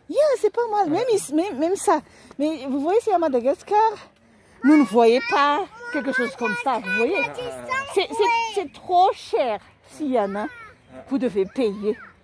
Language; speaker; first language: French; non-native, local second language; Malagasy